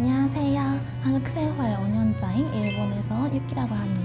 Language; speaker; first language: Korean; non-native, fluent; Japanese